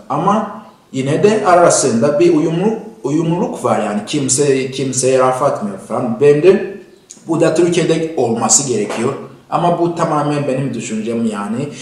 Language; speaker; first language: Turkish; non-native, fluent; Kinyarwanda